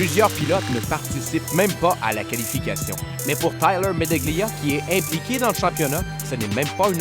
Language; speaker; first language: French; native; French